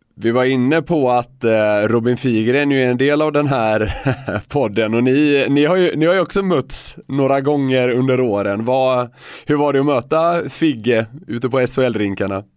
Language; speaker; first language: Swedish; native; Swedish